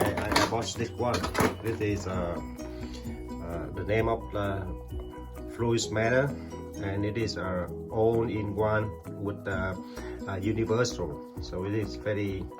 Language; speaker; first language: English; non-native, learner; Vietnamese